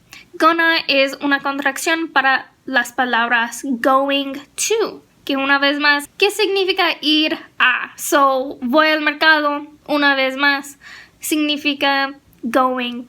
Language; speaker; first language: Spanish; non-native, fluent; English